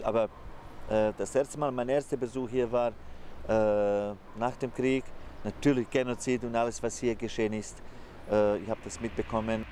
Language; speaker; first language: German; non-native, fluent; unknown